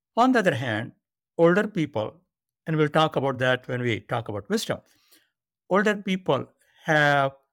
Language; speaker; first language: English; non-native, local second language; Marathi